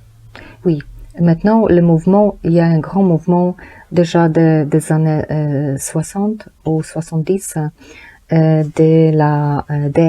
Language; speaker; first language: French; non-native, learner; Polish